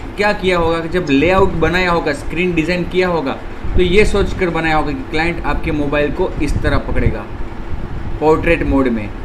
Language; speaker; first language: Hindi; non-native, local second language; Gujarati